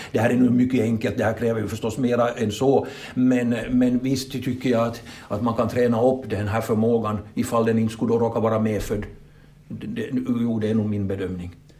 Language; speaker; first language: Swedish; native; Swedish